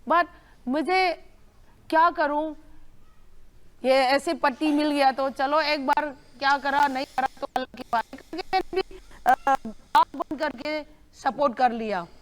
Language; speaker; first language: Hindi; non-native, local second language; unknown